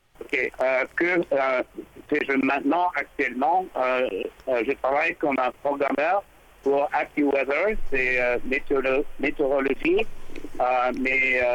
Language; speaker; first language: French; non-native, learner; English